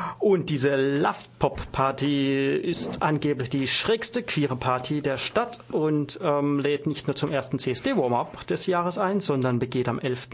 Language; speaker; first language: German; native; German